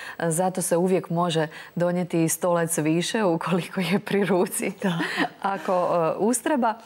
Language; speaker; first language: Croatian; native; Croatian